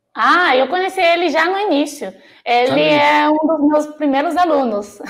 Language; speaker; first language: Portuguese; non-native, fluent; Chinese